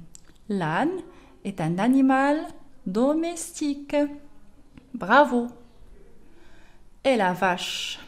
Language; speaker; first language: French; non-native, local second language; Arabic